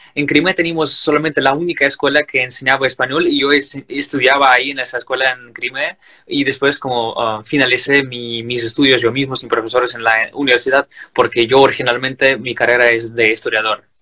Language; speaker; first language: Spanish; non-native, fluent; Ukrainian